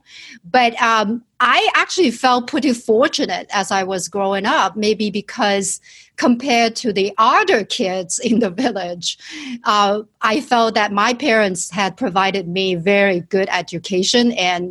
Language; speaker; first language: English; non-native, fluent; Chinese